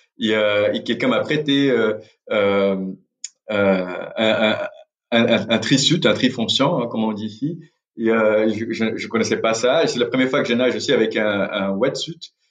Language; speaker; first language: French; non-native, fluent; Portuguese